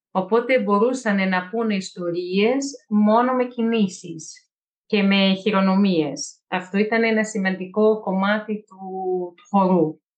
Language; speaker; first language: Greek; non-native, fluent; Portuguese